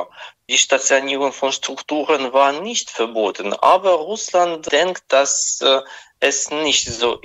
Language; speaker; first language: German; non-native, fluent; Russian